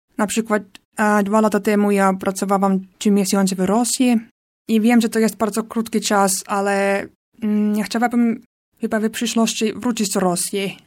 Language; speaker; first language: Polish; non-native, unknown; Finnish